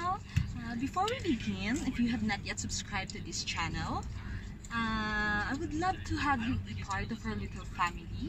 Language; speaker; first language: English; non-native, local second language; Filipino